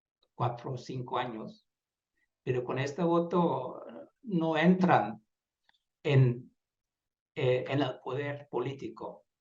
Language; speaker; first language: Spanish; non-native, fluent; Dutch